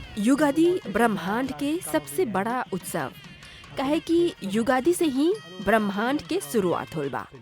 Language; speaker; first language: Bhojpuri; native; Bhojpuri